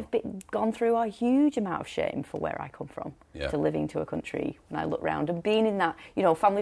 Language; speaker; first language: English; native; English